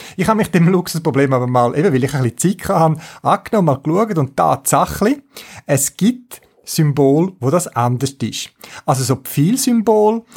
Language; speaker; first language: German; native; German